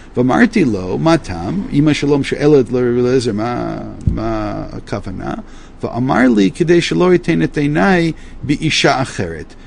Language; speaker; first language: Hebrew; non-native, fluent; English